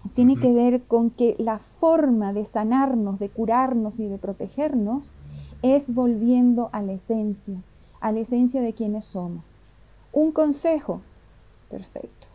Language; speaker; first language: Spanish; native; Spanish